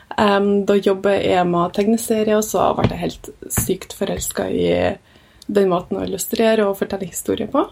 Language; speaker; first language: Norwegian; early bilingual, other home language; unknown